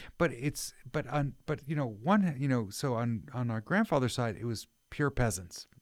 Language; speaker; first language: English; native; English